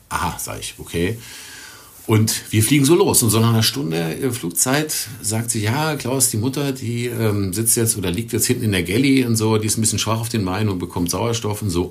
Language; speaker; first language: German; native; German